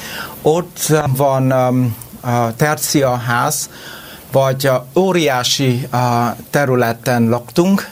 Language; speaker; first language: Hungarian; non-native, learner; Vietnamese